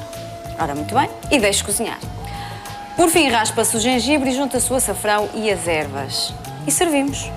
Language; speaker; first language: Portuguese; native; Portuguese